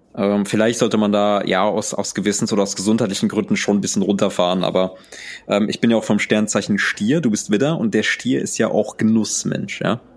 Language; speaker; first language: German; early bilingual, other home language; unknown